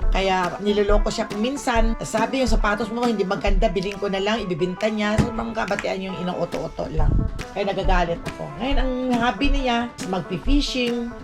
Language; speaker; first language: Filipino; non-native, local second language; Aklanon